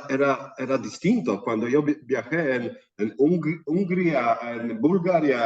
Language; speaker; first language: Spanish; non-native, fluent; Polish